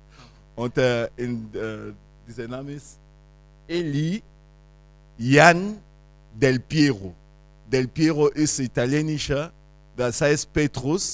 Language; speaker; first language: German; non-native, fluent; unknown